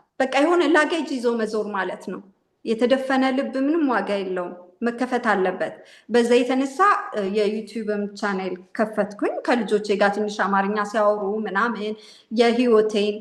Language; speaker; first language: Amharic; native; Amharic